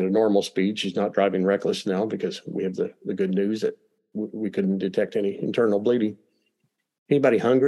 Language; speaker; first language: English; native; English